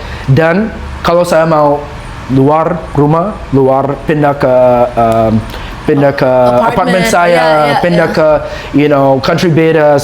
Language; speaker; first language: Indonesian; non-native, learner; English